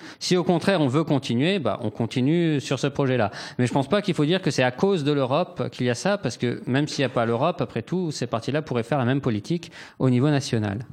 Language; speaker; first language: French; native; French